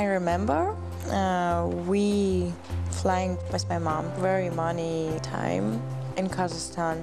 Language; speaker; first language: English; non-native, learner; German